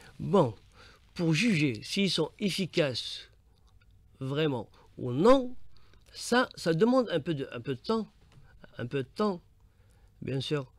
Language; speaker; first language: French; non-native, local second language; Arabic